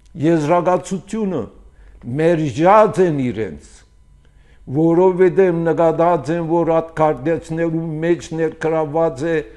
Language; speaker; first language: Armenian; early bilingual, heritage; Armenian